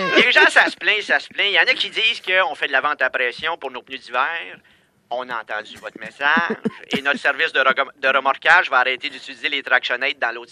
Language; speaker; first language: French; native; French